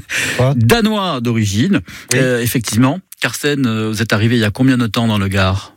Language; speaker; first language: French; native; French